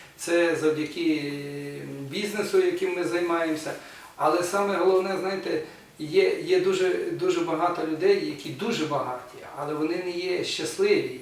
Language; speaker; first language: Ukrainian; non-native, local second language; Russian